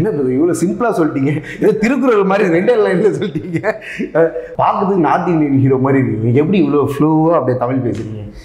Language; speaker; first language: Tamil; native; Tamil